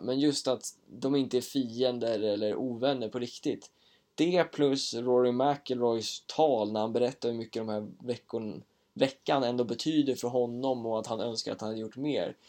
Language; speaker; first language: Swedish; native; Swedish